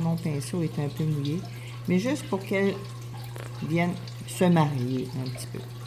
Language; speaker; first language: French; native; French